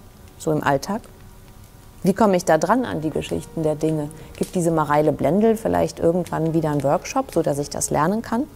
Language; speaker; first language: German; native; German